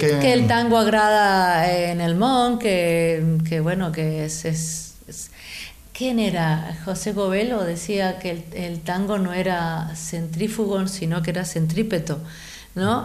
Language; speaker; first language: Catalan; non-native, fluent; Spanish